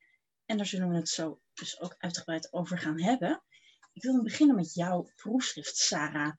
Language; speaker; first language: Dutch; native; Dutch